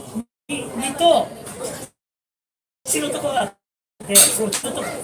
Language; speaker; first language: Japanese; native; Japanese